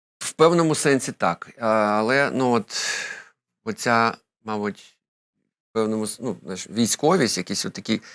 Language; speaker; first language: Ukrainian; non-native, local second language; Russian